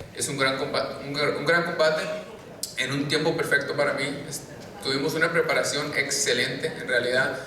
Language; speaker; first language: Spanish; early bilingual, heritage; Spanish